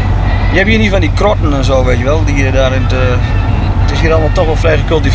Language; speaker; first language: Dutch; native; Dutch